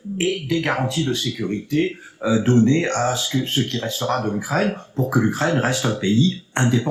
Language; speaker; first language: French; native; French